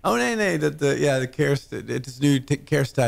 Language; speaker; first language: Dutch; non-native, learner; English